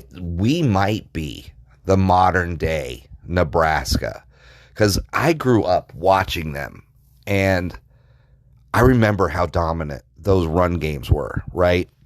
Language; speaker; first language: English; native; English